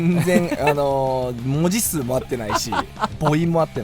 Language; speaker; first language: Japanese; native; Japanese